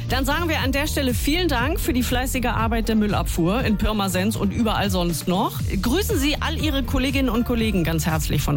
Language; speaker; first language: German; native; German